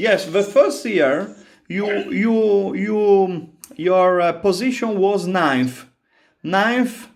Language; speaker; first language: English; non-native, learner; Italian